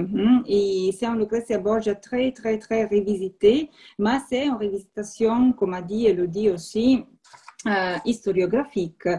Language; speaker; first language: French; non-native, learner; Italian